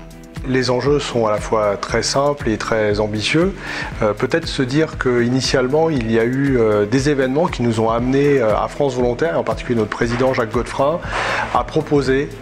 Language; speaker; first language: French; native; French